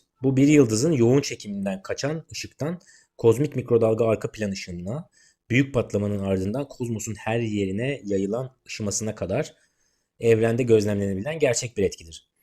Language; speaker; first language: Turkish; native; Turkish